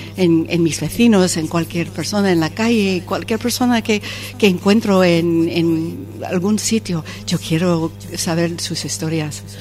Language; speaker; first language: Spanish; non-native, fluent; English